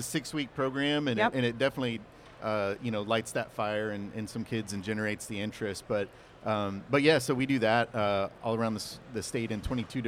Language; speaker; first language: English; native; English